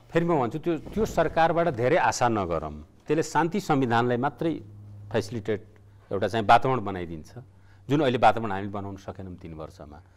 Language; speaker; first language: Nepali; non-native, local second language; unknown